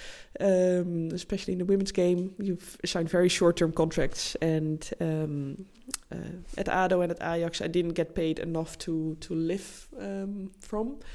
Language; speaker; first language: English; non-native, fluent; Dutch